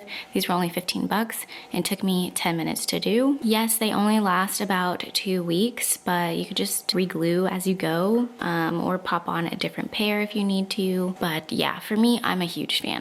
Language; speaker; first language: English; native; English